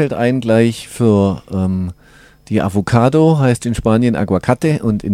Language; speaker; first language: German; native; German